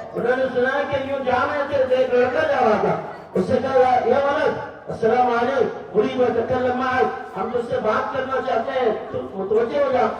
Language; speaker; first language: Urdu; native; Urdu